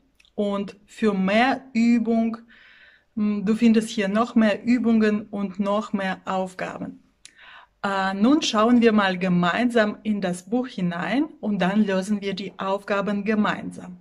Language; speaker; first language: German; non-native, fluent; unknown